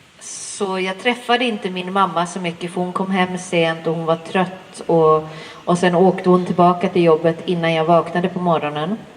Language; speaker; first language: Swedish; native; Swedish